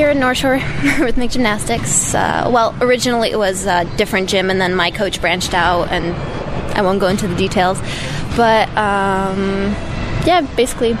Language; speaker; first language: English; early bilingual, other home language; Russian